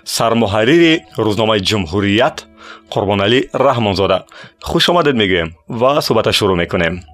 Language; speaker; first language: Tajik; native; Tajik